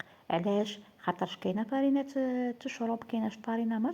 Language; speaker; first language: Arabic; native; Arabic